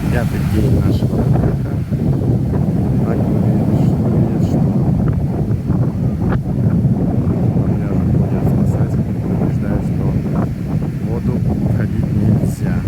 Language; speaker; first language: Russian; native; Russian